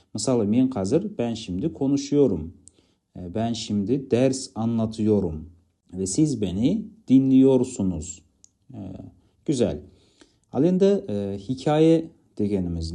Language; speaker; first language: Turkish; non-native, fluent; Kazakh